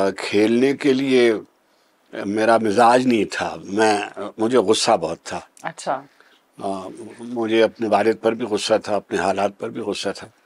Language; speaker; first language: Urdu; native; Urdu